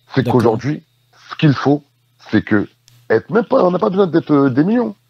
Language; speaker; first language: French; native; French